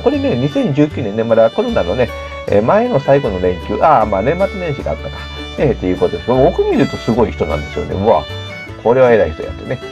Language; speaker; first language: Japanese; native; Japanese